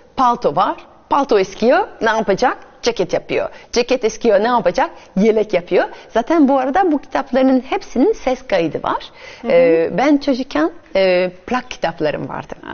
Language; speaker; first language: Turkish; non-native, fluent; French